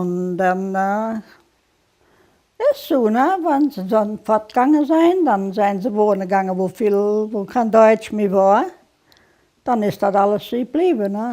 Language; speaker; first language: German; early bilingual, heritage; German